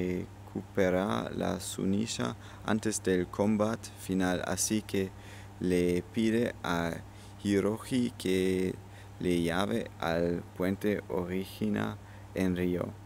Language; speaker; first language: Spanish; non-native, learner; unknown